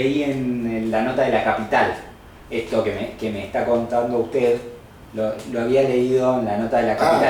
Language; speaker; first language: Spanish; native; Spanish